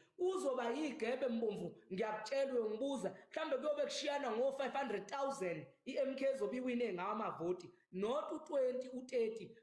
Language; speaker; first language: Zulu; native; Zulu